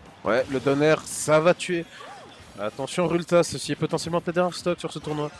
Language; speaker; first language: French; native; French